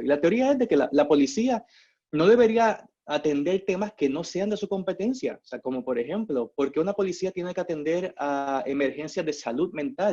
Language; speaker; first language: Spanish; native; Spanish